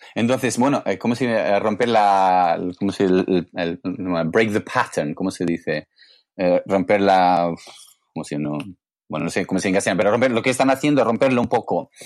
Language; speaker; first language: Spanish; non-native, fluent; English